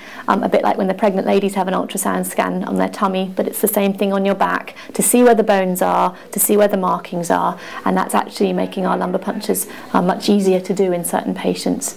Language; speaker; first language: English; native; English